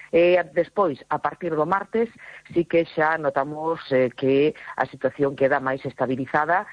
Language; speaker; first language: Galician; native; Galician